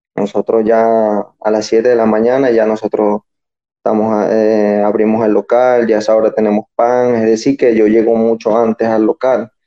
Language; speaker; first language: Spanish; native; Spanish